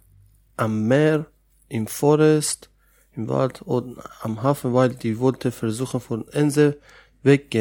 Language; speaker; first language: German; non-native, learner; Persian